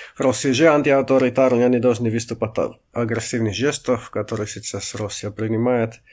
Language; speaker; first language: Russian; non-native, fluent; Finnish